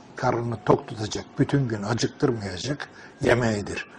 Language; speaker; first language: Turkish; native; Turkish